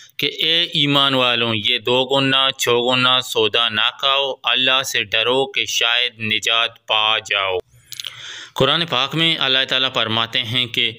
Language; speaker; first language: Urdu; non-native, local second language; Baluchi